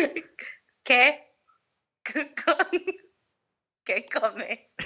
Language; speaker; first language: Spanish; non-native, learner; English